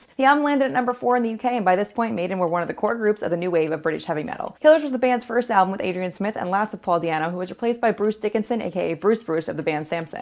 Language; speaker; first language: English; native; English